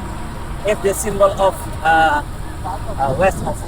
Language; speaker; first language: English; non-native, learner; Indonesian